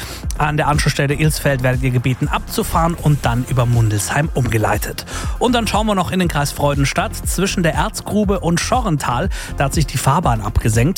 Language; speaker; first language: German; native; German